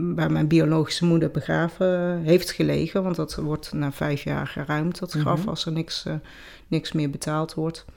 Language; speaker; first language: Dutch; native; Dutch